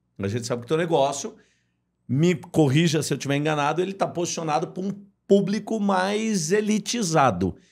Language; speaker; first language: Portuguese; native; Portuguese